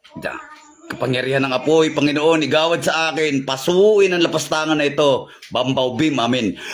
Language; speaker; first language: Filipino; native; Filipino